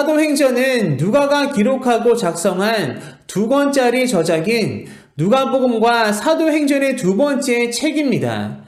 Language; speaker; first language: Korean; native; Korean